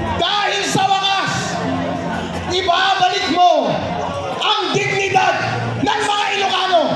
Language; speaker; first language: Filipino; non-native, local second language; Iloko